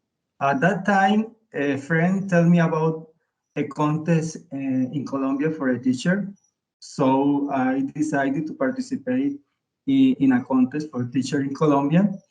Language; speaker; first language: English; non-native, learner; Spanish